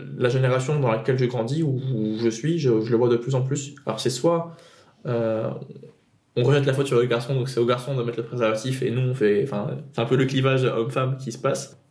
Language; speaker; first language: French; non-native, local second language; Arabic